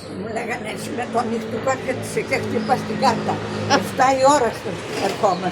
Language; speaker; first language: Greek; non-native, learner; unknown